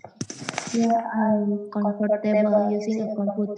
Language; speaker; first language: English; non-native, learner; Indonesian